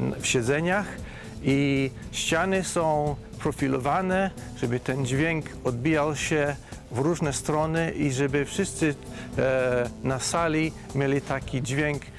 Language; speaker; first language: Polish; non-native, fluent; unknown